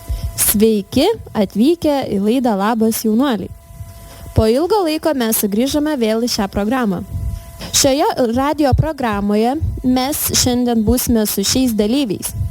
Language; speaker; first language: Lithuanian; native; Lithuanian